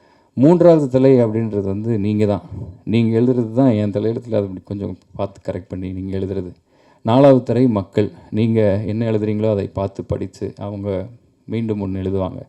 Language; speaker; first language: Tamil; native; Tamil